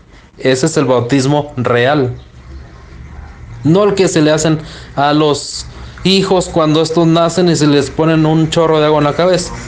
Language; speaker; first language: Spanish; native; Spanish